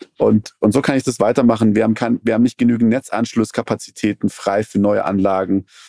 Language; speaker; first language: German; early bilingual, other home language; Persian